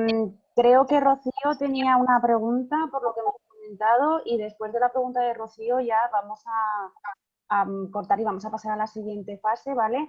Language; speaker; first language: Spanish; native; Spanish